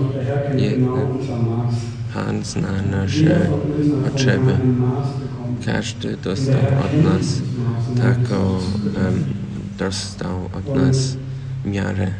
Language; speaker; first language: Polish; early bilingual, heritage; Polish